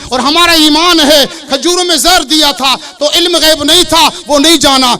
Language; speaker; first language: Urdu; non-native, local second language; Baluchi